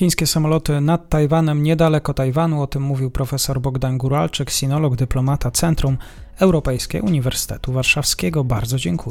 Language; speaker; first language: Polish; native; Polish